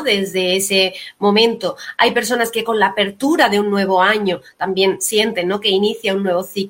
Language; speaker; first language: Spanish; native; Spanish